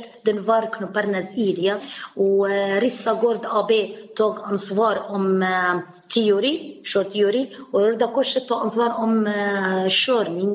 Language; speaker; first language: Swedish; non-native, learner; Arabic